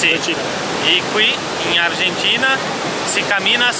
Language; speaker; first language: Italian; non-native, learner; Portuguese